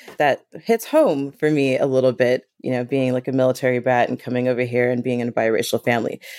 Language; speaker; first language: English; native; English